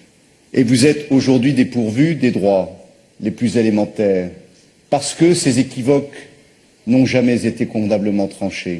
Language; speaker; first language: French; native; French